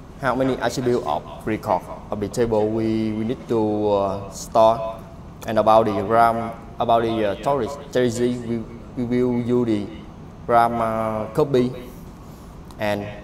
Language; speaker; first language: English; non-native, learner; Vietnamese